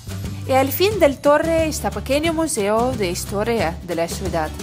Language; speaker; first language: Spanish; non-native, learner; Russian